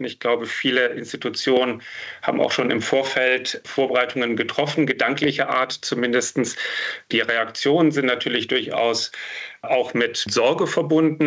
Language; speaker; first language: German; native; German